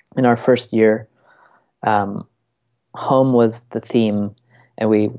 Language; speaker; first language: English; native; English